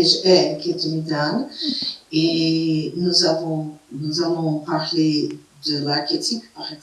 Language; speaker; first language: French; non-native, fluent; Portuguese